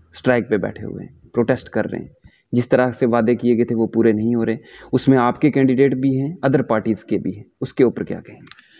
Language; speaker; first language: Hindi; non-native, local second language; Kashmiri